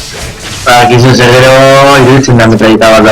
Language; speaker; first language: Basque; non-native, local second language; Spanish